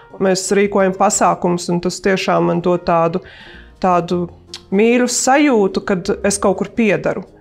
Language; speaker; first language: Latvian; native; Latvian